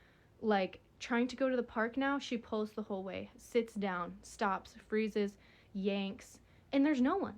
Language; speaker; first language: English; native; English